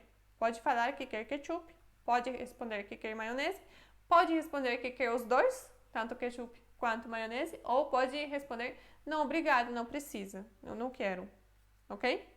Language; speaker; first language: Portuguese; non-native, fluent; Polish